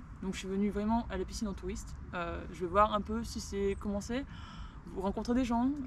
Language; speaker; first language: French; native; French